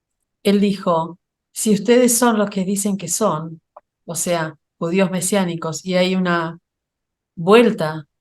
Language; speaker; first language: Spanish; native; Spanish